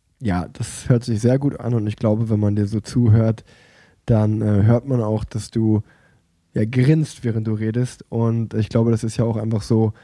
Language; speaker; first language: German; native; German